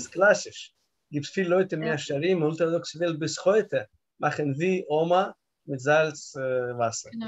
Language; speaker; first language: German; non-native, learner; Russian